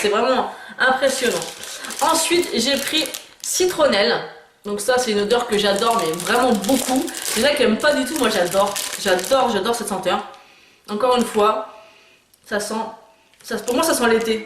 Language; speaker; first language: French; native; French